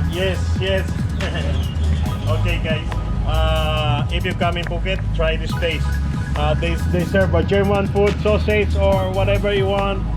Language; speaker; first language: English; non-native, local second language; Filipino